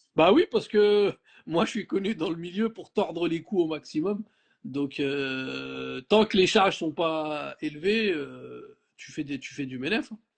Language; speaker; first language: French; native; French